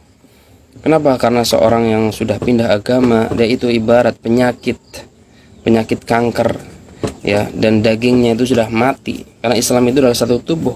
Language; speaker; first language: Indonesian; native; Indonesian